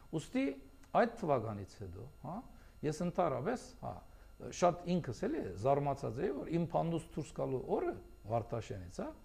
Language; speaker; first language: Armenian; early bilingual, heritage; Armenian